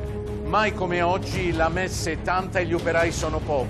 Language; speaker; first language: Italian; native; Italian